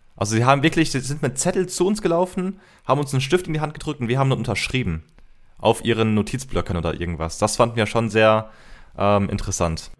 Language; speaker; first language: German; early bilingual, heritage; German